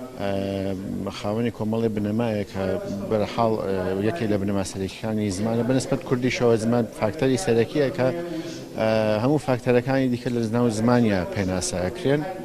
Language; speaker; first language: Central Kurdish; native; Central Kurdish